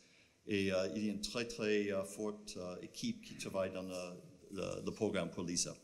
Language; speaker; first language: French; non-native, fluent; English